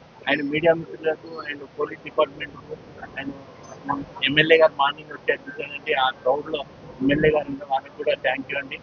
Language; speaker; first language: Telugu; native; Telugu